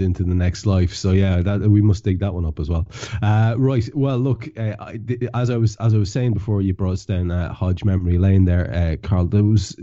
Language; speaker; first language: English; non-native, local second language; Irish